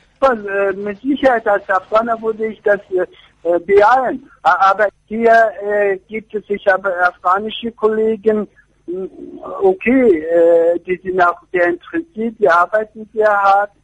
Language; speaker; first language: German; non-native, fluent; Persian